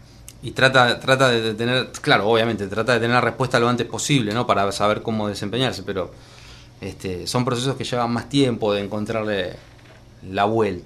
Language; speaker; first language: Spanish; native; Spanish